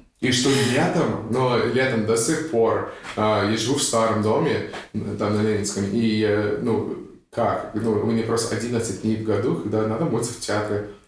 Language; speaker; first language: Russian; non-native, fluent; English